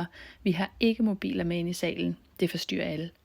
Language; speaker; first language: Danish; native; Danish